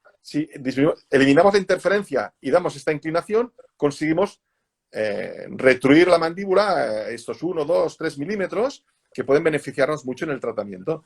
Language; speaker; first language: Spanish; native; Spanish